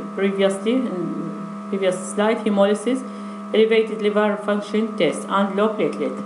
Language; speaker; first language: English; non-native, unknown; Arabic